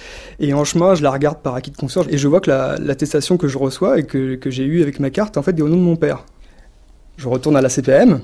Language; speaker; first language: French; native; French